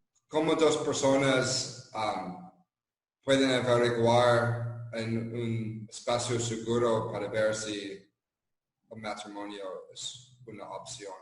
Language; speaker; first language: Spanish; non-native, fluent; English